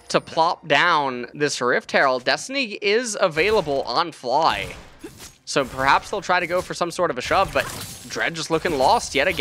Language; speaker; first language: English; native; English